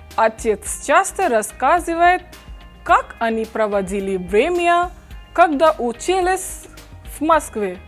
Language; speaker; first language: Russian; non-native, fluent; English